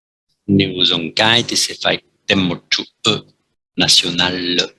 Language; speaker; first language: Vietnamese; non-native, fluent; French